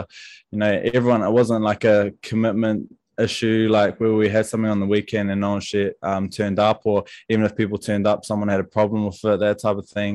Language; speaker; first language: English; native; English